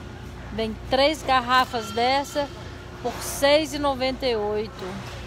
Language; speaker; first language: Portuguese; native; Portuguese